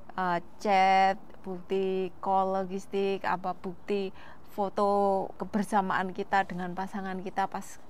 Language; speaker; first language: Indonesian; non-native, local second language; Javanese